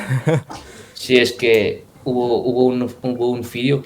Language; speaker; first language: Spanish; non-native, fluent; Indonesian